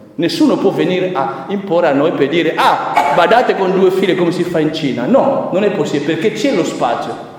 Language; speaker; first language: Italian; non-native, fluent; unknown